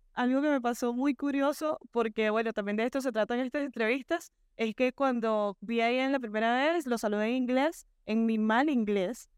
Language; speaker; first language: Spanish; native; Spanish